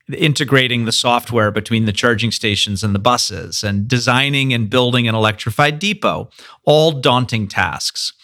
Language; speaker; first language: English; native; English